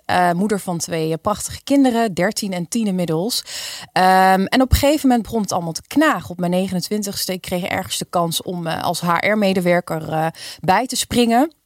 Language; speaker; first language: Dutch; native; Dutch